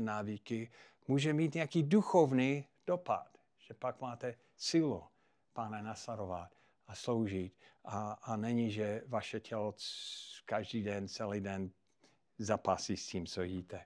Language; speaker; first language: Czech; non-native, fluent; English